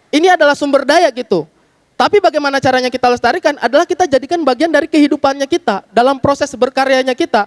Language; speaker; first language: Indonesian; native; Indonesian